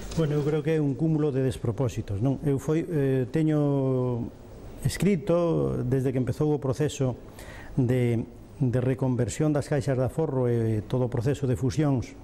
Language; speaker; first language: Galician; native; Galician